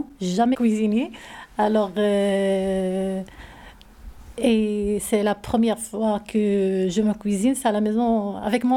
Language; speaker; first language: French; non-native, learner; Arabic